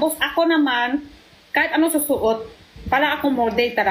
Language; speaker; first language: Filipino; non-native, learner; Chinese